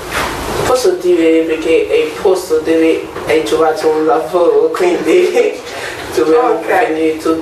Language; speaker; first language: Italian; non-native, learner; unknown